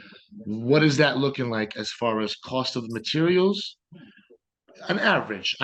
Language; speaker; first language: English; native; English